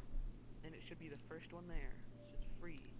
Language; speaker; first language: English; native; English